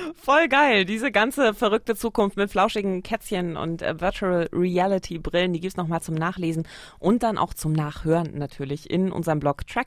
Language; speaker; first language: German; native; German